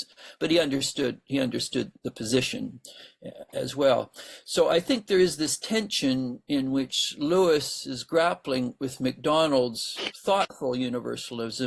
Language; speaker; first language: English; native; English